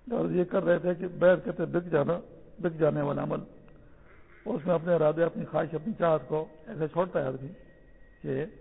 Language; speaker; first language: Urdu; non-native, local second language; Pashto